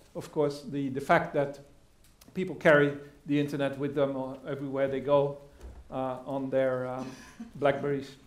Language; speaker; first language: English; non-native, fluent; Dutch